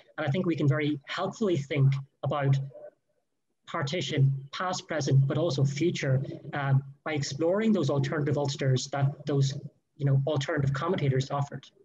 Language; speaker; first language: English; native; English